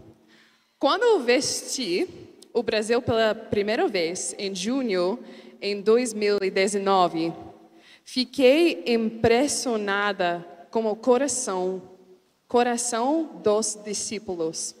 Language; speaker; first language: Portuguese; non-native, learner; English